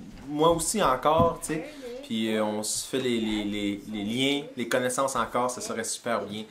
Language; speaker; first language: French; native; French